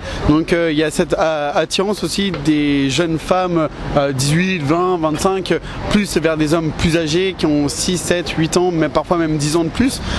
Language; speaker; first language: French; native; French